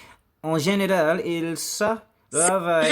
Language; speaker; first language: French; non-native, learner; English